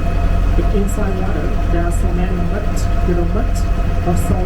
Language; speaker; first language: English; non-native, learner; Vietnamese